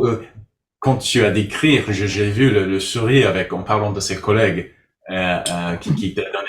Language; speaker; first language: French; non-native, learner; English